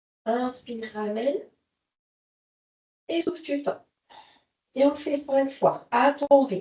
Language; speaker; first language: French; native; French